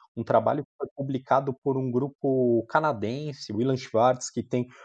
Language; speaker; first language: Portuguese; native; Portuguese